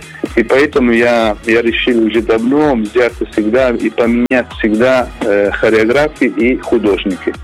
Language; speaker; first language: Russian; non-native, learner; Italian